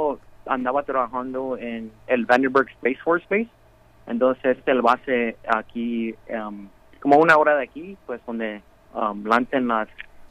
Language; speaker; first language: Spanish; early bilingual, heritage; Spanish